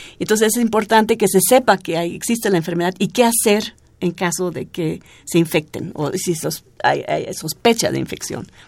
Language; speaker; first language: Spanish; non-native, fluent; German